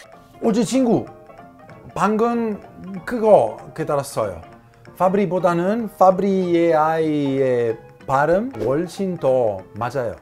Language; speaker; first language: Korean; non-native, learner; Italian